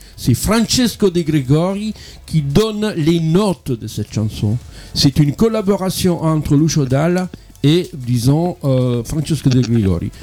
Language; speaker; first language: French; non-native, fluent; Italian